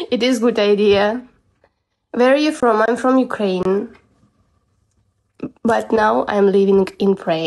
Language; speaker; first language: English; non-native, learner; Russian